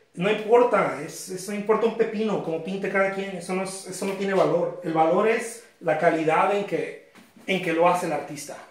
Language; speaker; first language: Spanish; native; Spanish